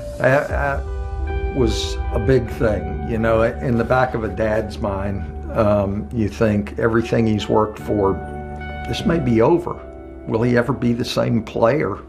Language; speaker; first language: English; native; English